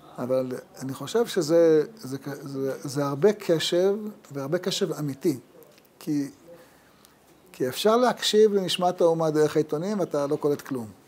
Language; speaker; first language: Hebrew; native; Hebrew